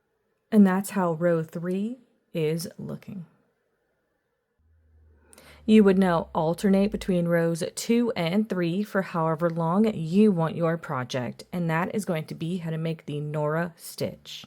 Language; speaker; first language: English; native; English